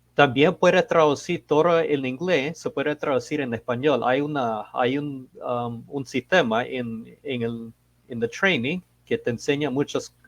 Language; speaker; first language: Spanish; early bilingual, heritage; Spanish